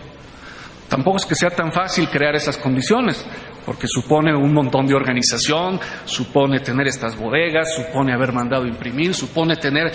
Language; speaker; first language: Spanish; native; Spanish